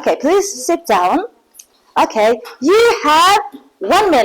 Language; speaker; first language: English; non-native, learner; Mongolian